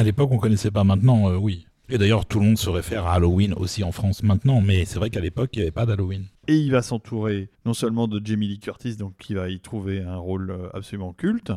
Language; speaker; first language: French; native; French